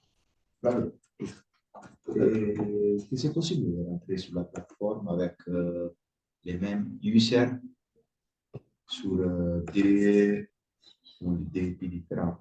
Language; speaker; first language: French; non-native, fluent; Italian